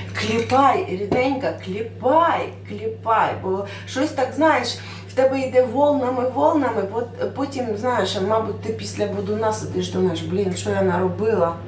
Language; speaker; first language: Ukrainian; non-native, local second language; Russian